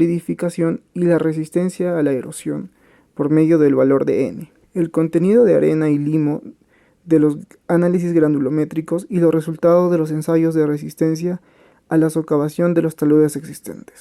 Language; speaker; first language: Spanish; native; Spanish